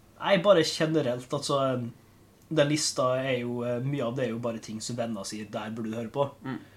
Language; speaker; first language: Norwegian; native; Norwegian